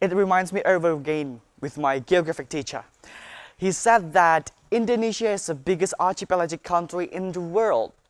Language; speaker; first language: English; non-native, learner; Indonesian